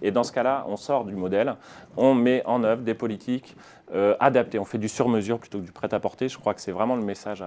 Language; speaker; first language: French; native; French